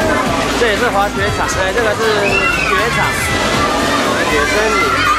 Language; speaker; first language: Chinese; native; Chinese